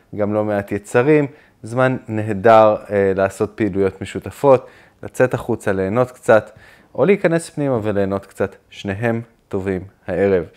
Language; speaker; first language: Hebrew; native; Hebrew